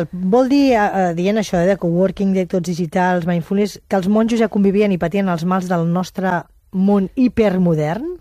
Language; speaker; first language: Catalan; native; Catalan